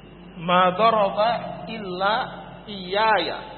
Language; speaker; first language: Arabic; non-native, learner; Indonesian